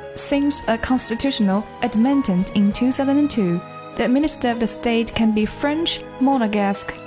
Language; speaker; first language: English; non-native, fluent; Chinese